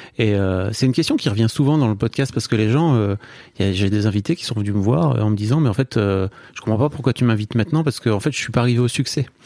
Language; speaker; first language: French; native; French